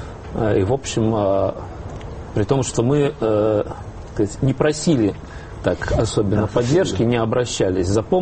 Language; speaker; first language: Russian; native; Russian